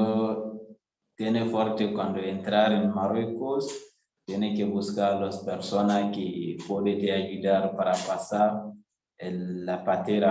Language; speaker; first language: Spanish; non-native, learner; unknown